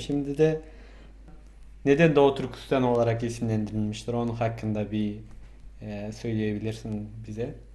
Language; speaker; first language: Turkish; non-native, fluent; Mongolian